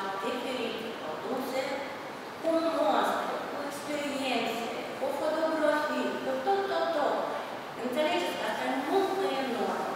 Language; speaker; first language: Romanian; non-native, local second language; Russian